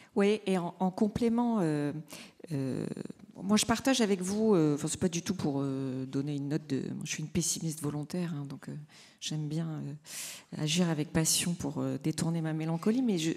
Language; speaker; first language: French; native; French